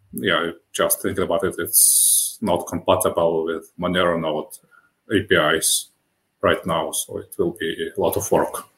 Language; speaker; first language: English; non-native, fluent; Russian